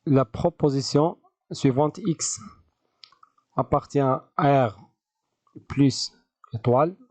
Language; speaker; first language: French; non-native, local second language; Arabic